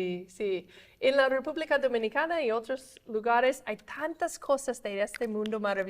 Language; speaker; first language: Spanish; non-native, fluent; English